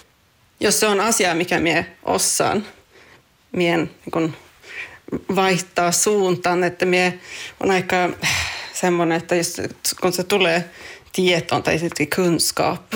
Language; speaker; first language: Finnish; non-native, local second language; Swedish